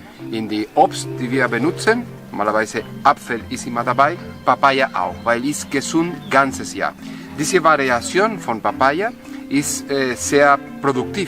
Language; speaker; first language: German; non-native, fluent; Spanish